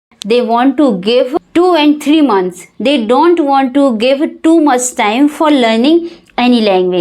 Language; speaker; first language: English; non-native, learner; Hindi